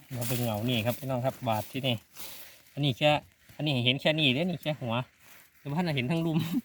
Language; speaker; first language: Thai; native; Thai